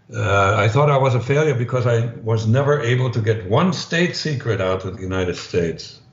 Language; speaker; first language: English; non-native, fluent; German